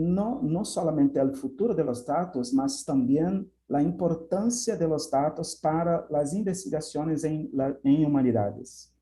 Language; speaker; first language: Spanish; non-native, fluent; Portuguese